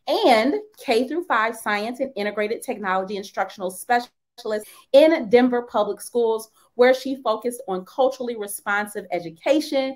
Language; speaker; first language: English; native; English